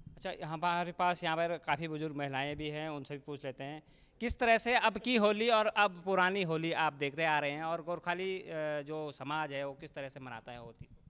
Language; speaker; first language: Hindi; native; Hindi